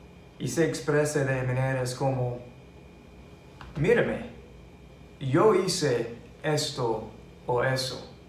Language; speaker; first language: Spanish; non-native, fluent; English